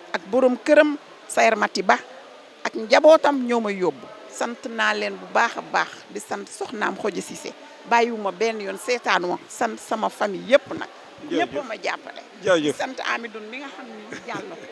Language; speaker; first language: Wolof; non-native, local second language; Serer